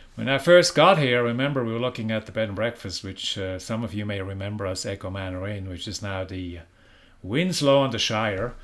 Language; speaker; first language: English; non-native, fluent; German